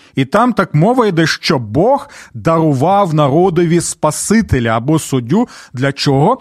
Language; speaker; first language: Ukrainian; non-native, local second language; Russian